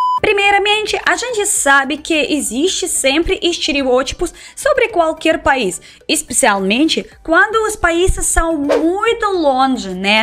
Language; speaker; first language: Portuguese; non-native, fluent; Russian